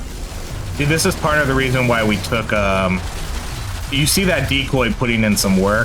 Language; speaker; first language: English; native; English